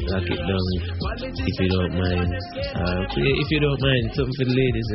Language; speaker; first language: English; non-native, local second language; Jamaican Creole English